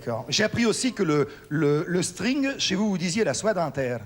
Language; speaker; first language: French; native; French